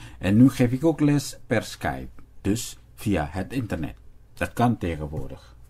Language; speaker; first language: Dutch; non-native, fluent; Indonesian